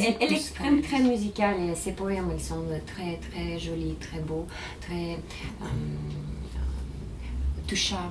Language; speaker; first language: French; non-native, learner; Russian